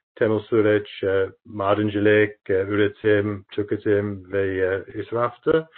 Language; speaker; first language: Turkish; non-native, learner; English